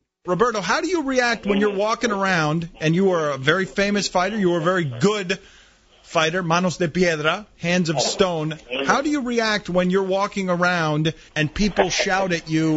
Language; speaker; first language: English; early bilingual, other home language; Spanish